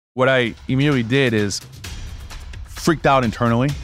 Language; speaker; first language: English; early bilingual, other home language; French